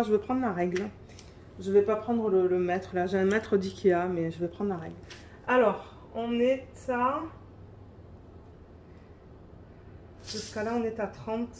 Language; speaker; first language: French; native; French